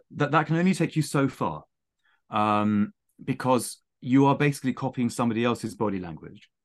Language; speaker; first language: English; native; English